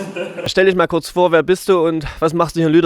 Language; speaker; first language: German; native; German